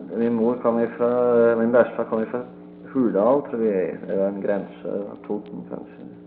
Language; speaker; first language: Norwegian; early bilingual, heritage; Norwegian